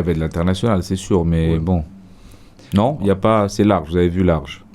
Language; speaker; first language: French; native; French